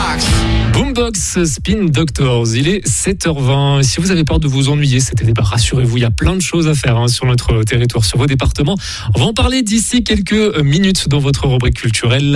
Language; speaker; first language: French; native; French